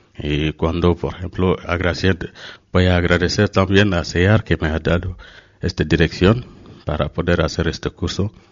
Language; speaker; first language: Spanish; non-native, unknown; Wolof